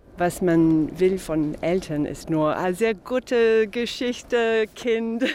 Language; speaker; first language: German; non-native, fluent; English